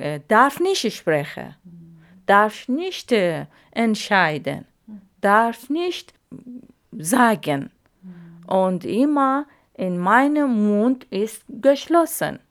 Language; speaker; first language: German; non-native, learner; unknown